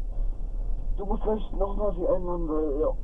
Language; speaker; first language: German; native; German